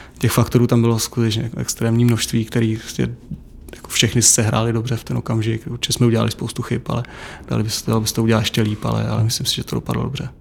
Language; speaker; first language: Czech; native; Czech